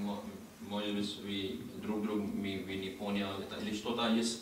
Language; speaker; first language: Russian; non-native, learner; Hindi